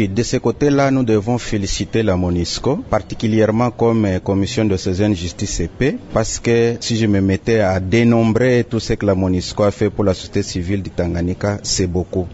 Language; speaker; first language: French; non-native, local second language; Swahili